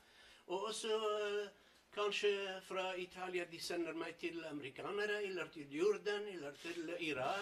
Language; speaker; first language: Norwegian; non-native, learner; Kurdish